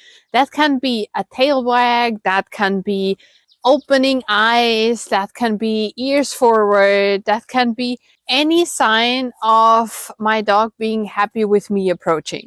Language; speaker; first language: English; non-native, fluent; German